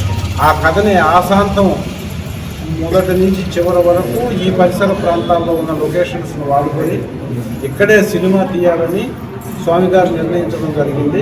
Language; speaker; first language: Telugu; native; Telugu